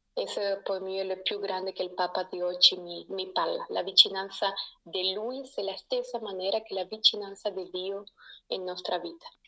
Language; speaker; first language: Italian; non-native, learner; Spanish